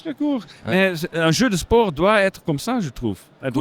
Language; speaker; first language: French; non-native, local second language; Dutch